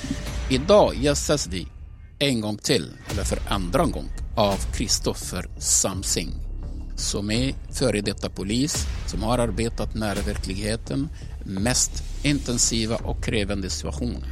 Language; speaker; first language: Swedish; non-native, fluent; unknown